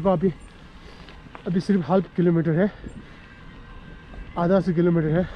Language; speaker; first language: Hindi; non-native, learner; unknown